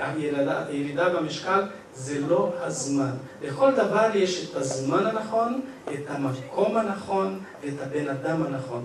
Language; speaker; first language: Hebrew; non-native, fluent; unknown